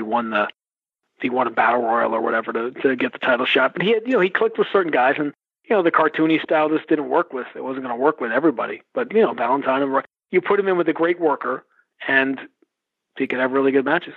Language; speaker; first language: English; native; English